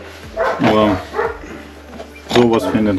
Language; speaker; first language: German; non-native, fluent; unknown